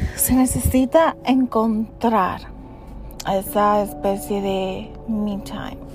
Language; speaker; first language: Spanish; early bilingual, heritage; Spanish